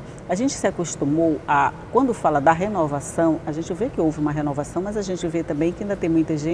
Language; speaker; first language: Portuguese; native; Portuguese